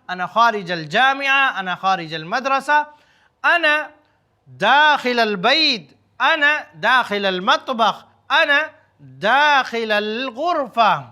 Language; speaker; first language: Arabic; non-native, fluent; Urdu